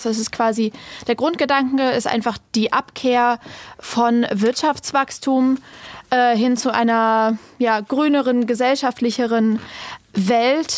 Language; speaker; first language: German; native; German